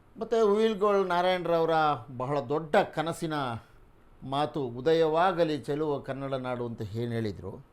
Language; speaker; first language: Kannada; native; Kannada